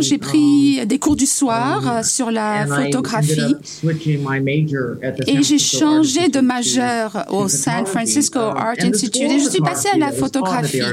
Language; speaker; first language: French; non-native, learner; English